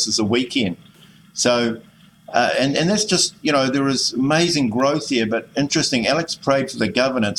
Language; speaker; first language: English; native; English